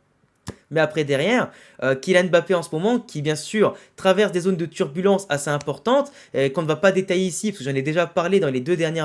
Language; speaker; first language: French; native; French